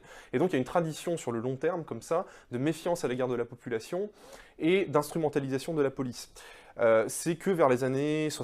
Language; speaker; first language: French; native; French